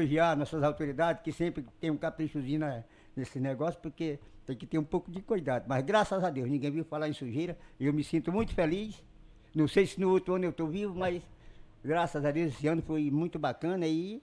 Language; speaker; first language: Portuguese; native; Portuguese